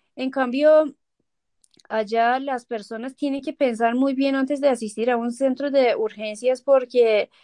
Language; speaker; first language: Spanish; non-native, fluent; Persian